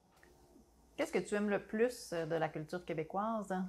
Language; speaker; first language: French; native; French